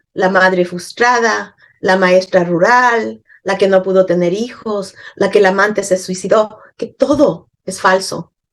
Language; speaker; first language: Spanish; native; Spanish